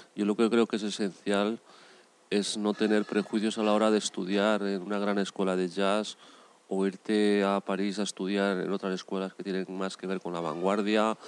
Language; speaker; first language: Spanish; native; Spanish